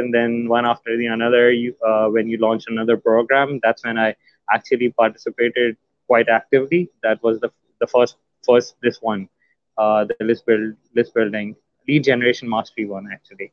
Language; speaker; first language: English; non-native, local second language; Urdu